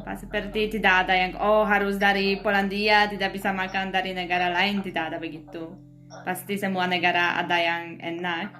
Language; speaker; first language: Indonesian; non-native, learner; Polish